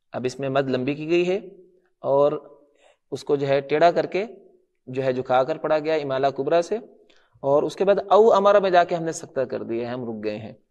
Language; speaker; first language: Urdu; non-native, local second language; Punjabi